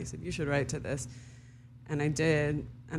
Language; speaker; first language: English; early bilingual, other home language; Hebrew